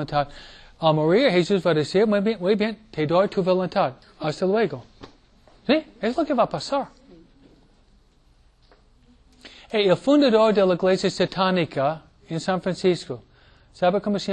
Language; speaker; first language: Spanish; non-native, fluent; English